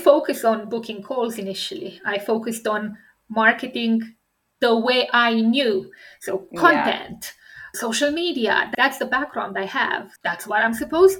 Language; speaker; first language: English; non-native, fluent; Romanian